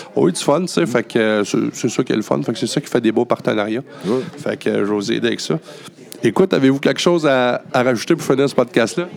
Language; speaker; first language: French; native; French